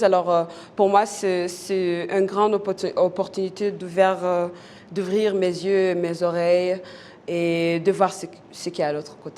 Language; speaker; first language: French; non-native, local second language; Kinyarwanda